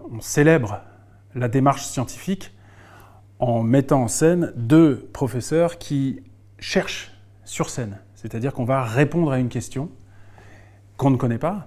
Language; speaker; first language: French; native; French